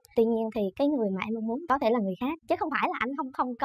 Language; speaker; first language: Vietnamese; native; Vietnamese